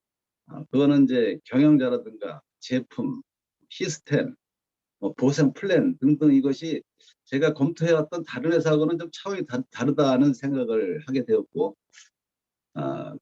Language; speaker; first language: Korean; native; Korean